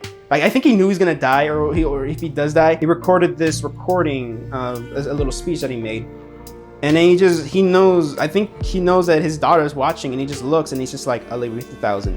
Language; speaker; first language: English; native; English